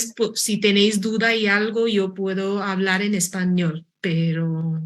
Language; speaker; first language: Spanish; non-native, fluent; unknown